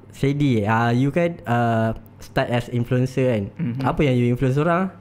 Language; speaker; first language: Malay; native; Malay